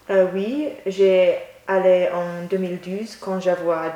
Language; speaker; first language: French; non-native, learner; English